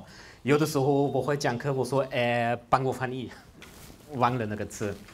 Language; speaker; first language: Chinese; non-native, fluent; German